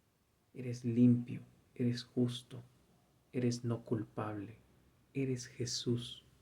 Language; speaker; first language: Spanish; native; Spanish